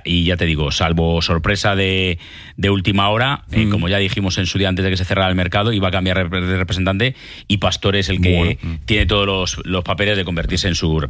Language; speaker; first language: Spanish; native; Spanish